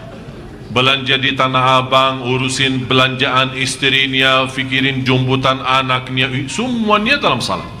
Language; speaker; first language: Indonesian; non-native, fluent; Arabic